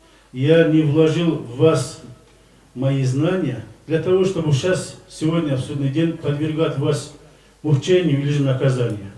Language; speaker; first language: Russian; non-native, local second language; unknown